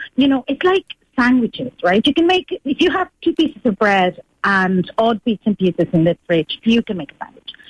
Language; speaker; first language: English; non-native, fluent; Spanish